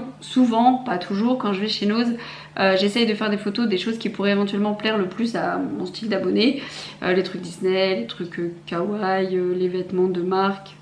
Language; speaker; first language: French; native; French